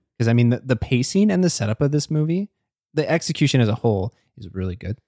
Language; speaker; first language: English; native; English